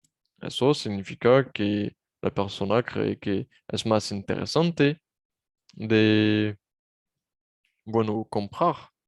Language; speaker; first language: Spanish; non-native, learner; French